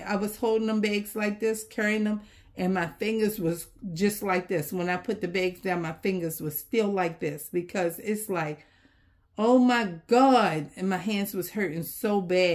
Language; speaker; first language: English; native; English